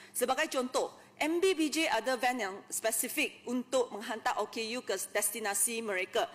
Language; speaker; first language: Malay; non-native, local second language; Chinese